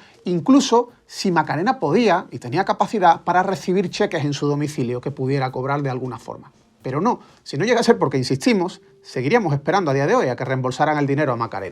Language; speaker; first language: Spanish; native; Spanish